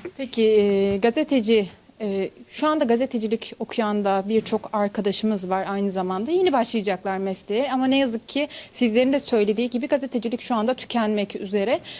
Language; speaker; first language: Turkish; native; Turkish